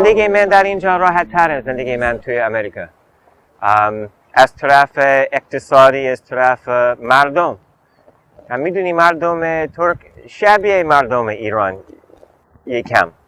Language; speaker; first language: Persian; non-native, fluent; English